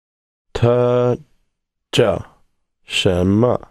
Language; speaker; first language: Chinese; non-native, learner; English